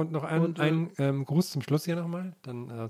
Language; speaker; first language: German; native; German